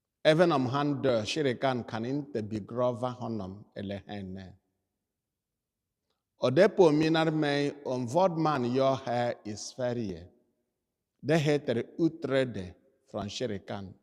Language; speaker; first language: Swedish; non-native, fluent; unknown